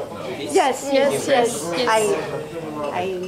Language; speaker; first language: English; non-native, learner; French